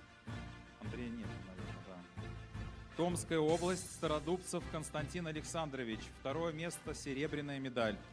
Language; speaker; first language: Russian; native; Russian